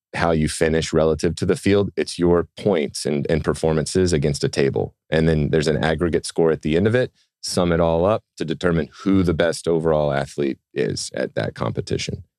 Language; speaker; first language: English; native; English